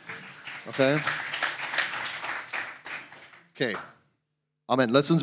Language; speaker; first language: German; non-native, learner; English